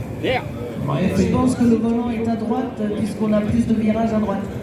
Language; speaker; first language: French; native; French